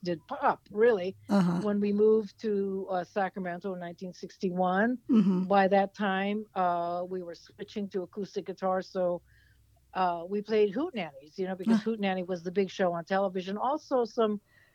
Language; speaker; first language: English; native; English